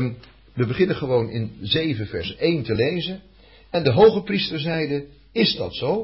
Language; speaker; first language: Dutch; native; Dutch